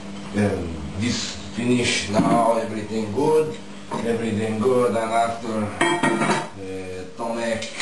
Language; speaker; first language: English; non-native, learner; Polish